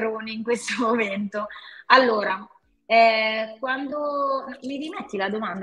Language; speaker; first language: Italian; native; Italian